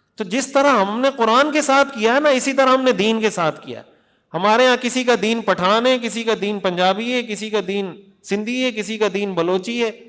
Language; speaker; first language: Urdu; non-native, local second language; Pashto